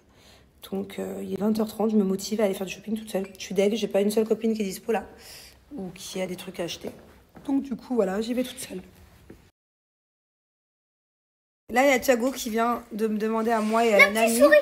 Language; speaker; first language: French; native; French